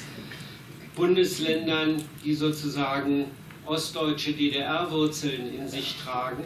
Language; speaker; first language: German; native; German